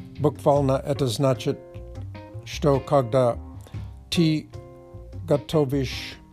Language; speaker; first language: Russian; non-native, learner; English